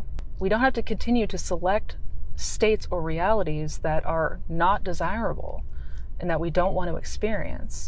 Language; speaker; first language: English; native; English